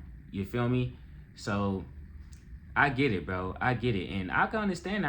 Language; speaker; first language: English; native; English